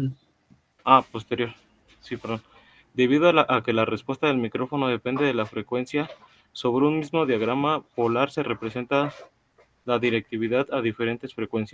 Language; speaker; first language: Spanish; native; Spanish